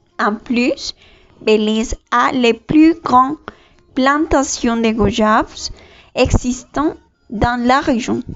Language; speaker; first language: French; non-native, learner; Spanish